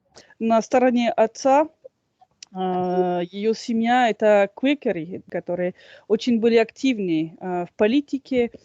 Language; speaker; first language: Russian; non-native, fluent; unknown